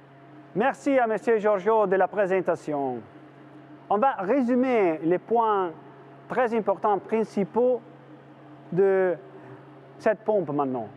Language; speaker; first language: French; non-native, fluent; Italian